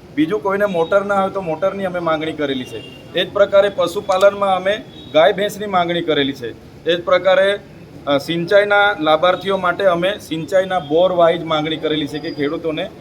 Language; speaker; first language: Gujarati; non-native, local second language; Vasavi